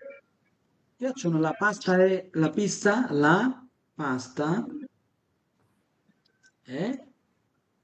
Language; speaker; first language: Italian; non-native, fluent; Bangla